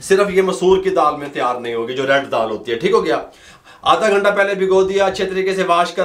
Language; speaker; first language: Hindi; non-native, local second language; Punjabi